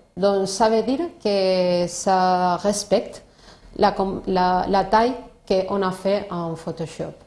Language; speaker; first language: French; non-native, learner; Spanish